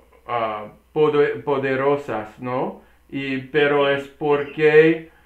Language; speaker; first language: Spanish; non-native, learner; English